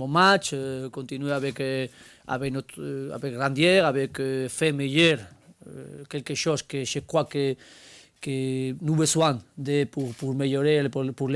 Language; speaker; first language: French; non-native, learner; Spanish